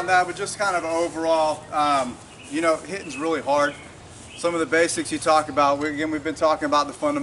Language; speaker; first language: English; native; English